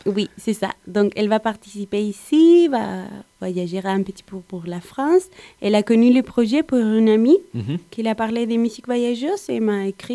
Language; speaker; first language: French; non-native, learner; Spanish